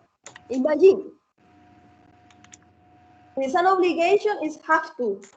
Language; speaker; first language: English; non-native, learner; Spanish